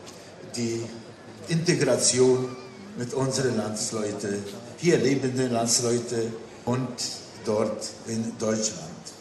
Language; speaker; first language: German; non-native, local second language; Polish